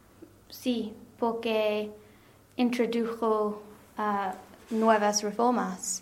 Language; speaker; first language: Spanish; non-native, learner; English